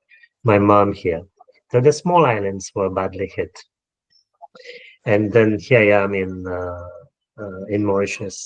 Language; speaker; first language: English; non-native, local second language; Morisyen